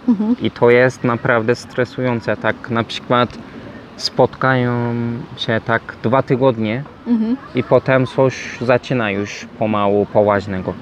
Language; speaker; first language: Polish; non-native, learner; Turkish